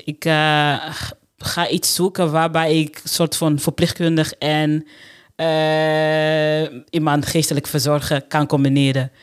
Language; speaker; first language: Dutch; non-native, fluent; Portuguese